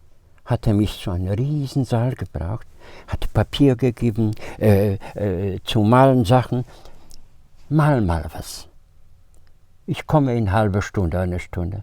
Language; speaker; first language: German; non-native, fluent; Polish